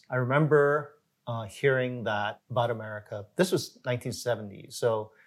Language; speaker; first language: English; early bilingual, other home language; Korean